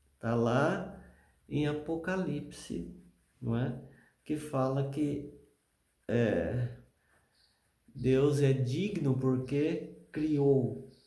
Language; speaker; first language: Portuguese; native; Portuguese